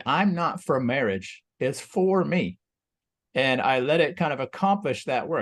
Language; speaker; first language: English; native; English